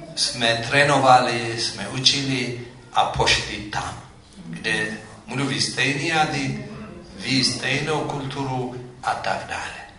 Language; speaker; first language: Czech; non-native, fluent; Amharic